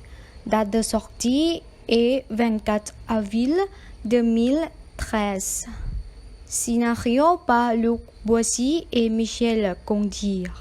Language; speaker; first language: French; non-native, learner; Thai